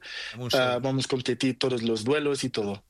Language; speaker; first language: Spanish; non-native, learner; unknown